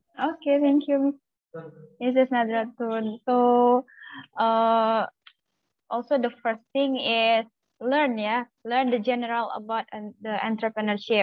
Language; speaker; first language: English; non-native, learner; Malay